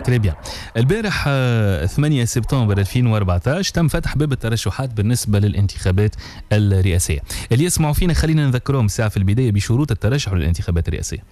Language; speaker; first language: Arabic; native; Arabic